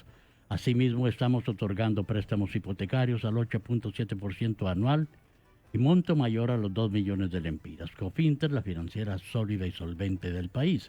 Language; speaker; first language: Spanish; native; Spanish